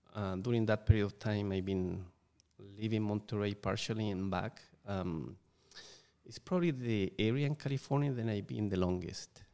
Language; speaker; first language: English; non-native, fluent; Spanish